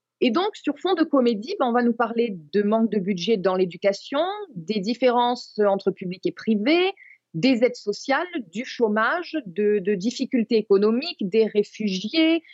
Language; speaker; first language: French; native; French